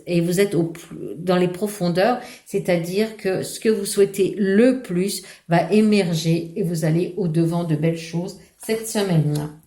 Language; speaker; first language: French; native; French